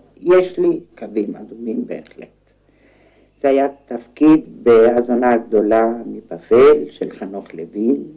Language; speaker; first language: Hebrew; non-native, fluent; Romanian